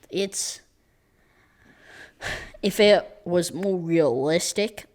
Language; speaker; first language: English; native; English